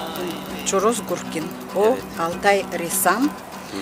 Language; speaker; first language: Turkish; non-native, learner; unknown